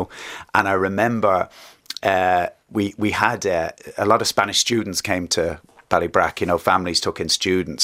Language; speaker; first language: English; native; English